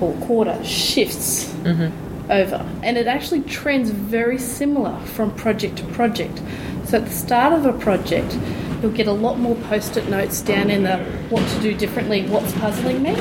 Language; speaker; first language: English; native; English